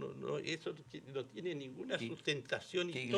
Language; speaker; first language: Spanish; native; Spanish